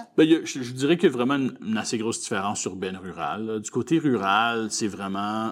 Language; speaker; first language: French; native; French